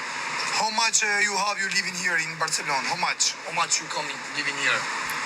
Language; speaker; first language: English; non-native, learner; Albanian